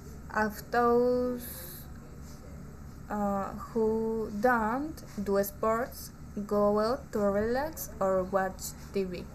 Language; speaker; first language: English; non-native, learner; Spanish